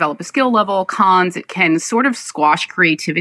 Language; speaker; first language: English; native; English